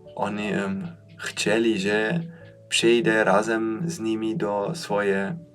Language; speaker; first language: Polish; non-native, fluent; German